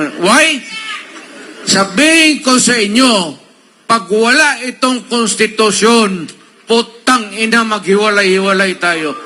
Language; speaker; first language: Filipino; non-native, local second language; Cebuano